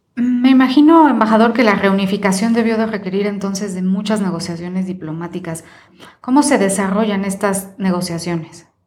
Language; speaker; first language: Spanish; native; Spanish